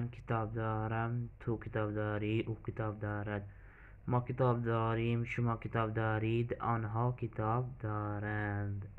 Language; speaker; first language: Persian; non-native, fluent; Urdu